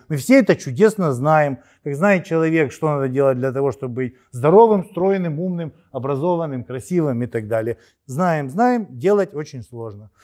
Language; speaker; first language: Russian; native; Russian